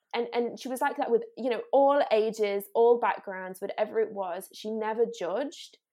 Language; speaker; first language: English; native; English